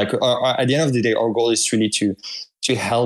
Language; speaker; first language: English; non-native, fluent; French